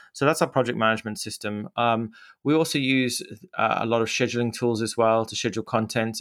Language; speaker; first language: English; native; English